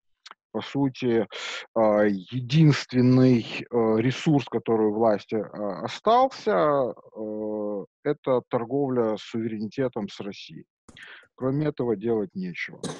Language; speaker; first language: Russian; native; Russian